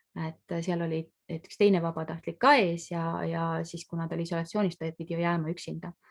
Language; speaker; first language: Estonian; native; Estonian